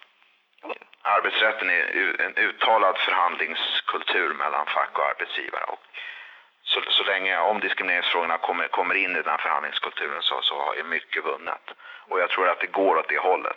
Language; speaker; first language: Swedish; native; Swedish